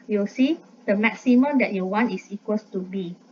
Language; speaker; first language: English; non-native, local second language; Malay